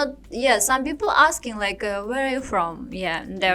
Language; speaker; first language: English; non-native, learner; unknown